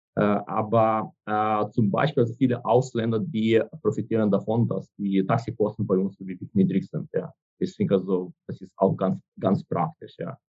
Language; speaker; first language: German; non-native, fluent; Ukrainian